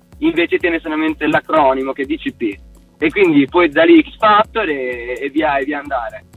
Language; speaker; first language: Italian; native; Italian